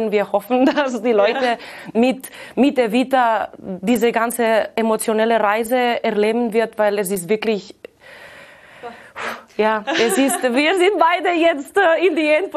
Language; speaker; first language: German; non-native, fluent; Catalan